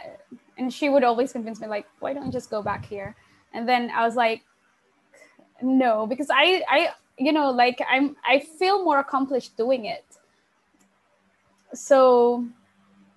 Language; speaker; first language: English; non-native, local second language; Pampanga